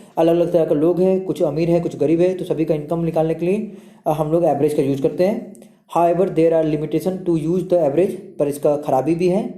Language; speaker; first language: Hindi; native; Hindi